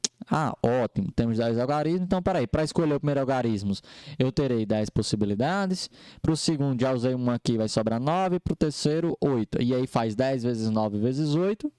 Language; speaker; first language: Portuguese; native; Portuguese